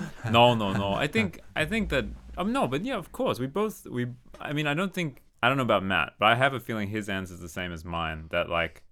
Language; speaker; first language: English; native; English